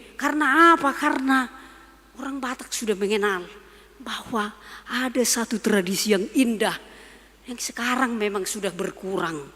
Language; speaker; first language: Indonesian; non-native, local second language; Batak Toba